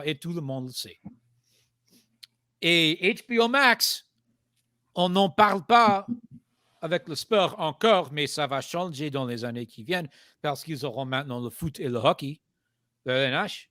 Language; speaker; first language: French; non-native, fluent; English